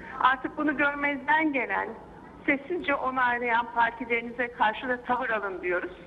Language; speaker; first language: Turkish; native; Turkish